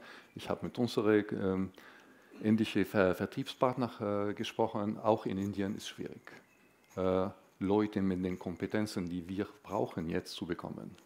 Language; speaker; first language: German; non-native, fluent; Arabic